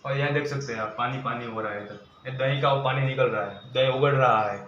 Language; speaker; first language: Hindi; non-native, local second language; Gujarati